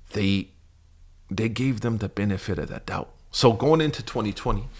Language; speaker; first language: English; native; English